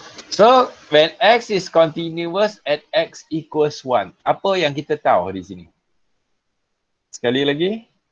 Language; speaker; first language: English; non-native, local second language; Malay